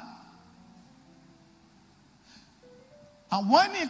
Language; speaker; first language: English; non-native, local second language; Akan